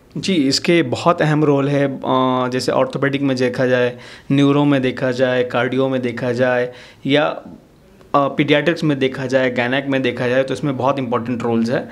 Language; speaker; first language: Hindi; native; Hindi